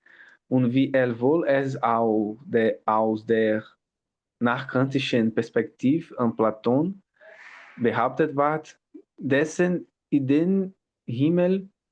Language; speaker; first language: German; non-native, learner; Portuguese